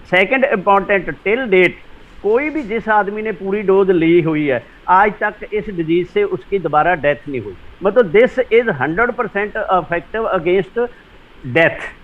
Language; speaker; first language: Hindi; non-native, local second language; Punjabi